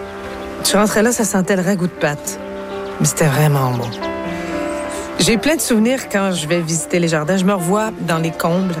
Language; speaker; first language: French; native; French